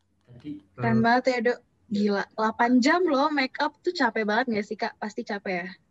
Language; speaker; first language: Indonesian; native; Indonesian